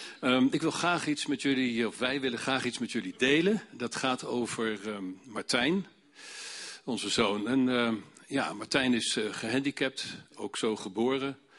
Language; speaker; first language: Dutch; native; Dutch